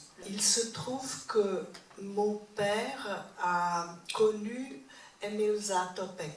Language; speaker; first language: French; non-native, fluent; Czech